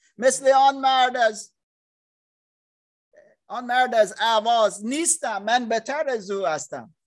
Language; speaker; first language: Persian; non-native, learner; English